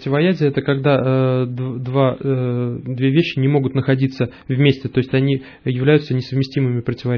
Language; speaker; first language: Russian; native; Russian